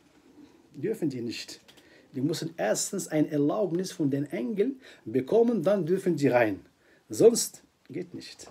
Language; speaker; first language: German; non-native, fluent; Arabic